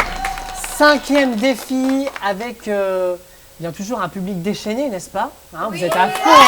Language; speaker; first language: French; native; French